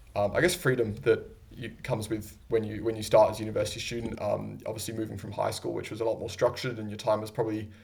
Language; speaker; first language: English; native; English